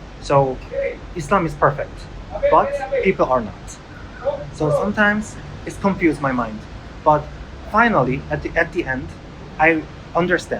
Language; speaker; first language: English; non-native, learner; Korean